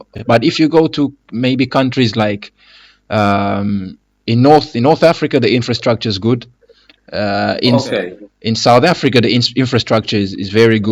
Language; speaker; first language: English; non-native, fluent; Lingala